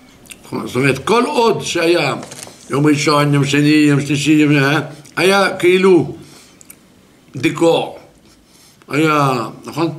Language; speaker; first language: Hebrew; non-native, fluent; French